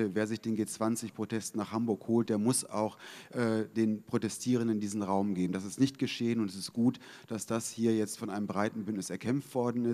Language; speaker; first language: German; native; German